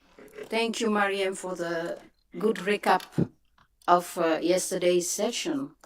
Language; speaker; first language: English; non-native, fluent; French